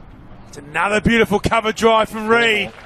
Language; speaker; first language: English; native; English